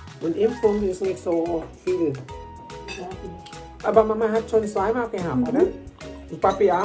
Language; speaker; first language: German; non-native, learner; Thai